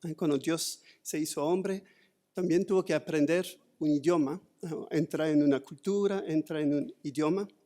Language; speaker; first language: Spanish; non-native, fluent; French